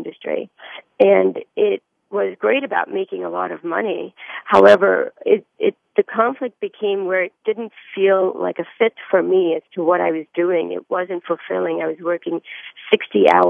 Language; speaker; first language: English; early bilingual, other home language; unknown